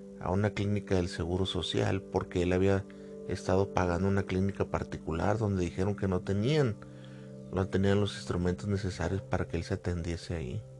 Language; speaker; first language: Spanish; native; Spanish